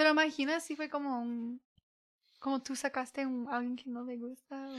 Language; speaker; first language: Spanish; early bilingual, heritage; English